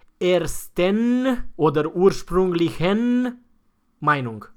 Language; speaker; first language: German; non-native, fluent; Romanian